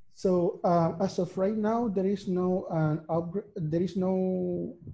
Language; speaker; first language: English; non-native, fluent; Spanish